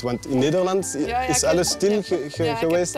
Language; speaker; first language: Dutch; non-native, local second language; French